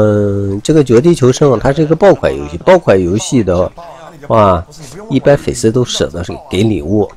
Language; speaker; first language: Chinese; native; Chinese